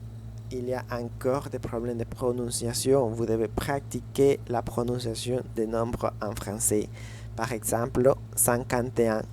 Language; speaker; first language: French; non-native, fluent; Spanish